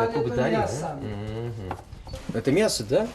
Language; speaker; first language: Russian; non-native, learner; Korean